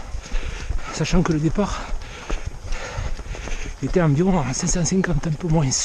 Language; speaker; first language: French; native; French